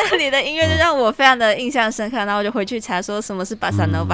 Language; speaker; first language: Chinese; native; Chinese